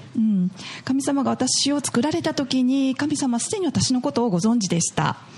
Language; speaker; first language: Japanese; native; Japanese